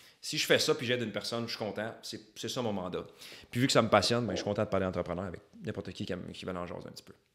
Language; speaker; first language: French; native; French